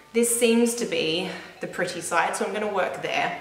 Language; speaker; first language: English; native; English